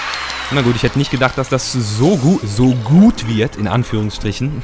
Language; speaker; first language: German; native; German